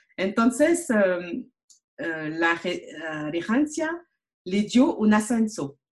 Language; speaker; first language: Spanish; non-native, learner; French